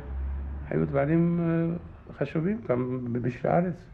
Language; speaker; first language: Hebrew; non-native, fluent; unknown